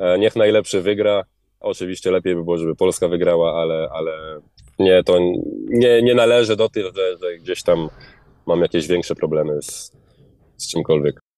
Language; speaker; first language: Polish; early bilingual, heritage; Polish